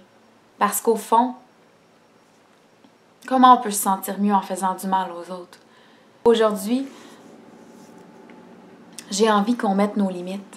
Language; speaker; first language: French; native; French